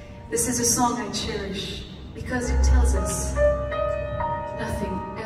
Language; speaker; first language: English; non-native, fluent; French